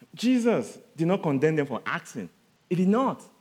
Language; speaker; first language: English; non-native, local second language; Yoruba